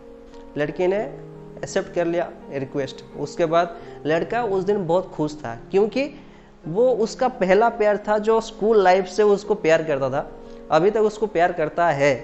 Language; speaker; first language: Hindi; non-native, local second language; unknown